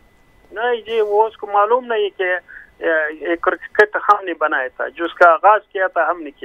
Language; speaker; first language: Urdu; non-native, fluent; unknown